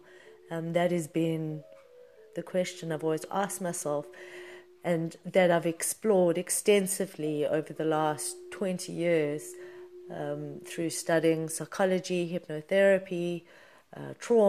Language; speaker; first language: English; native; English